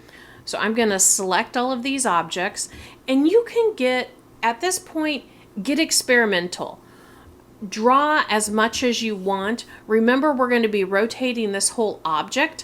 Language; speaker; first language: English; native; English